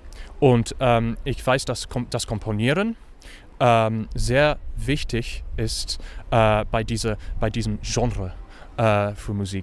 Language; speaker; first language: German; non-native, learner; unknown